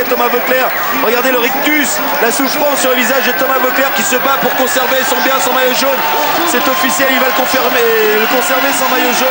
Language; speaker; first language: French; native; French